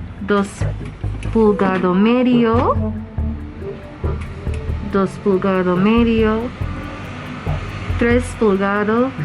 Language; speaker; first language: Spanish; non-native, learner; English